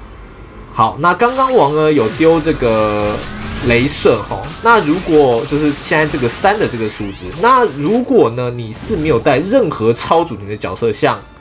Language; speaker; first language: Chinese; native; Chinese